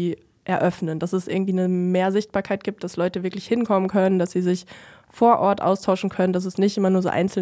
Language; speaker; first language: German; native; German